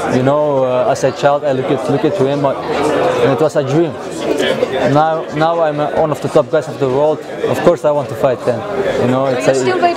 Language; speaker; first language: English; non-native, learner; Armenian